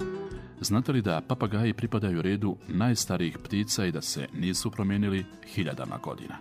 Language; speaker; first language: Croatian; native; Croatian